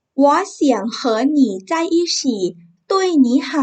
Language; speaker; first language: Chinese; non-native, fluent; Thai